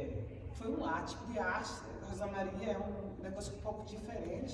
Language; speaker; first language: Portuguese; non-native, learner; Swedish